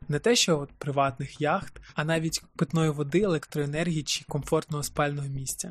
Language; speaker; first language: Ukrainian; native; Ukrainian